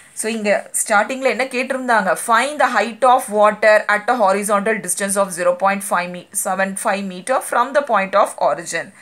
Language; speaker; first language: English; non-native, local second language; Tamil